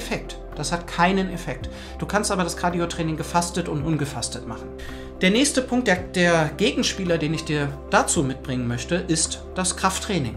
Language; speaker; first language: German; native; German